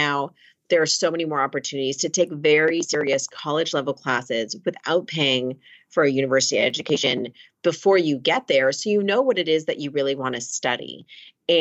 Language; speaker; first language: English; native; English